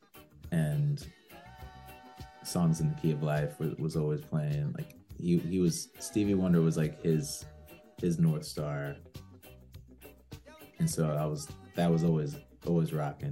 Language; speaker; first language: English; native; English